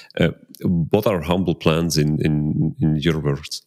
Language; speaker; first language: English; non-native, fluent; Swiss German